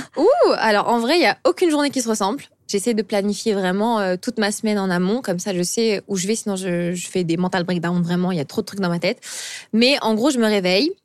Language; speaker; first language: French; early bilingual, other home language; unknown